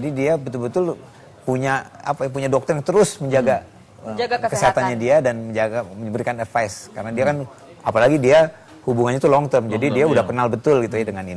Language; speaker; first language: Indonesian; native; Indonesian